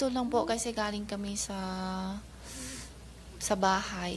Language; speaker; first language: Filipino; non-native, learner; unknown